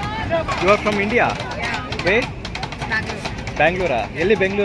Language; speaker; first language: English; non-native, local second language; Kannada